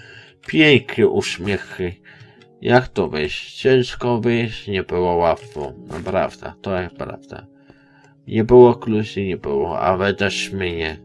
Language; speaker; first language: Polish; non-native, learner; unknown